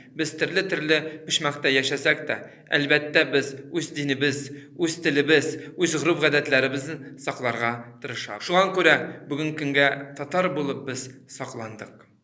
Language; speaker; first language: Tatar; early bilingual, heritage; Tatar